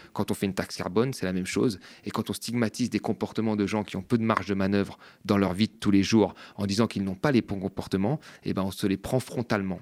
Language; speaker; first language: French; native; French